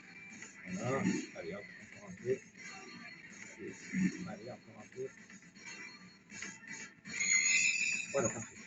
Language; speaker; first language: French; native; French